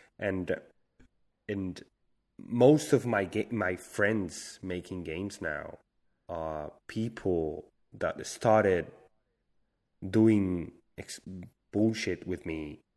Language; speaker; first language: English; non-native, fluent; Spanish